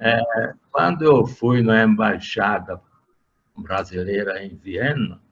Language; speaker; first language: Portuguese; non-native, fluent; Hungarian